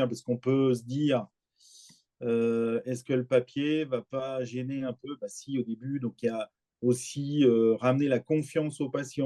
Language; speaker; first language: French; native; French